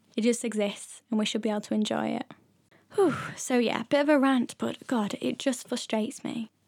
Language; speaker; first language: English; native; English